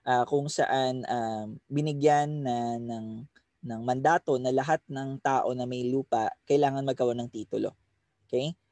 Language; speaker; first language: Filipino; native; Filipino